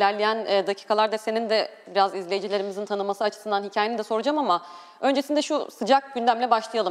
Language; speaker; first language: Turkish; native; Turkish